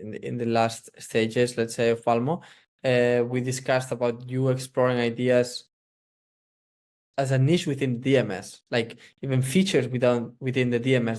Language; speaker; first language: English; non-native, fluent; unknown